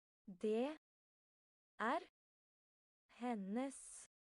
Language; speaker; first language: Norwegian; non-native, learner; English